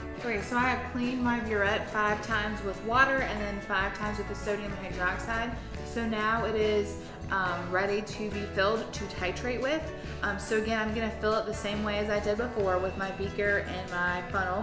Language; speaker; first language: English; native; English